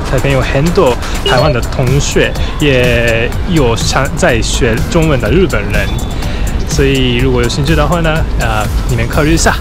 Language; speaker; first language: Chinese; non-native, fluent; Japanese